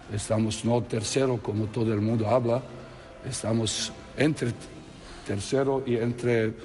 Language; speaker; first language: Spanish; non-native, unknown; Serbian